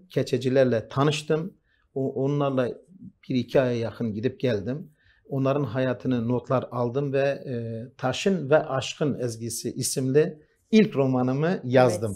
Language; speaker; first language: Turkish; non-native, local second language; Kurdish